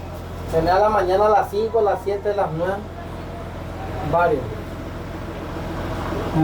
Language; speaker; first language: Spanish; native; Spanish